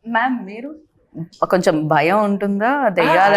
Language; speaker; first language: Telugu; native; Telugu